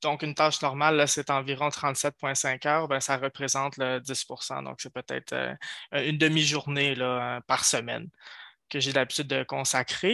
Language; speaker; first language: French; native; French